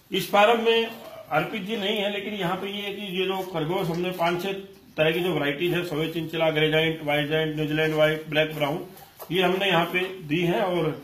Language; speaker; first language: Hindi; non-native, local second language; Malayalam